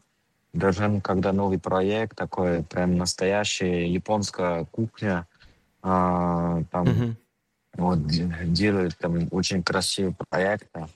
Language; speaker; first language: Russian; non-native, fluent; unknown